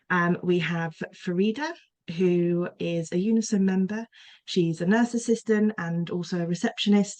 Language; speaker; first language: English; native; English